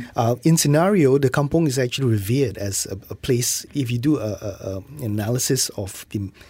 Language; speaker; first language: English; non-native, local second language; Malay